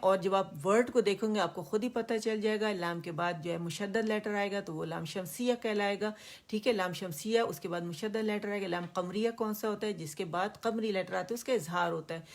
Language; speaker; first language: Urdu; non-native, local second language; Pashto